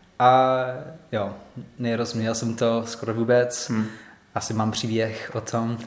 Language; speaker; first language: Czech; non-native, learner; English